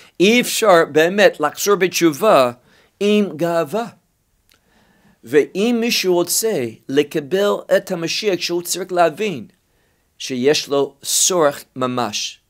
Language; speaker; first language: Hebrew; non-native, fluent; English